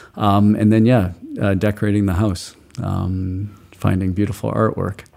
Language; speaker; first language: English; native; English